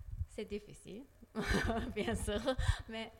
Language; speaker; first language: French; non-native, learner; Japanese